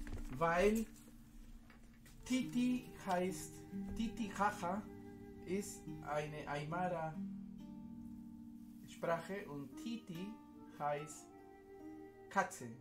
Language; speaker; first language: German; non-native, fluent; Spanish